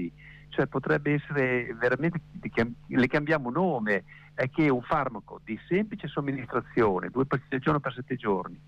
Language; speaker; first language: Italian; native; Italian